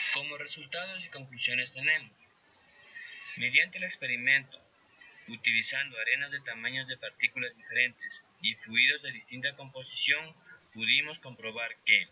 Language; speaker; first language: Spanish; native; Spanish